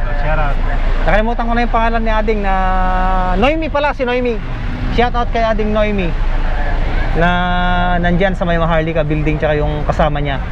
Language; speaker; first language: Filipino; native; Filipino